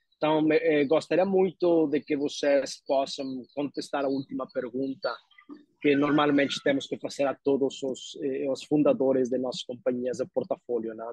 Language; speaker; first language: Portuguese; non-native, learner; Spanish